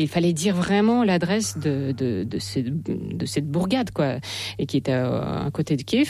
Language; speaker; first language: French; non-native, fluent; Russian